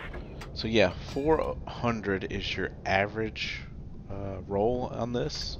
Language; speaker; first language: English; native; English